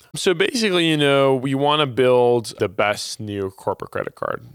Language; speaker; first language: English; non-native, fluent; Portuguese